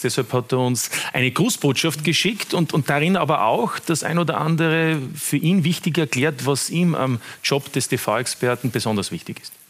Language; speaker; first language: German; native; German